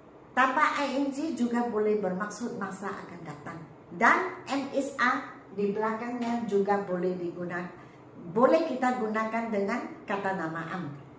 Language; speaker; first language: Malay; native; Malay